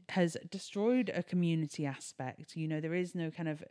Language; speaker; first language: English; native; English